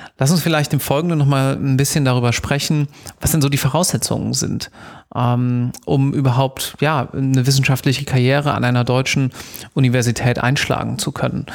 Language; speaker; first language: German; native; German